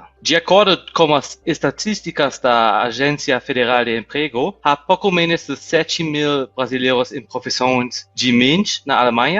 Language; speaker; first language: Portuguese; non-native, fluent; German